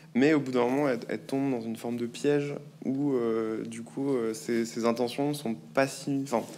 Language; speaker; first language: French; native; French